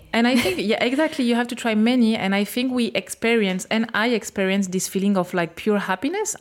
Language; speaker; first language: English; non-native, fluent; French